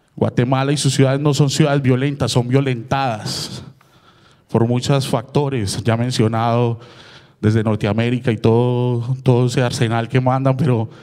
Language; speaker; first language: Spanish; native; Spanish